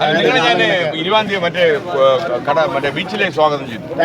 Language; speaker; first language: Malayalam; native; Malayalam